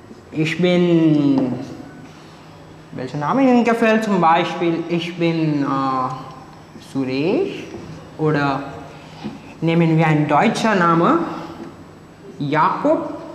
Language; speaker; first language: German; non-native, fluent; Marathi